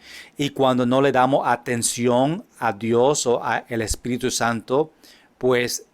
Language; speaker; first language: Spanish; non-native, fluent; English